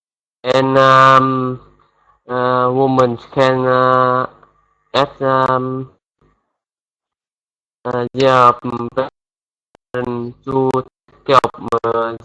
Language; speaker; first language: English; non-native, learner; Vietnamese